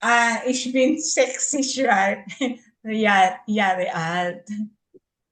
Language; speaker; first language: German; non-native, learner; Filipino